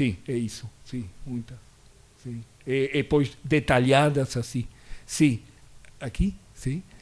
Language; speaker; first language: Portuguese; non-native, fluent; Spanish